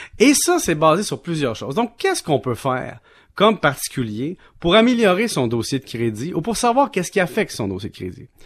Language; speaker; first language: French; native; French